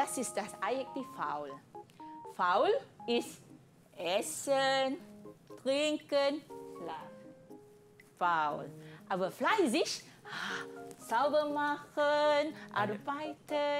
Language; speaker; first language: German; non-native, fluent; Malay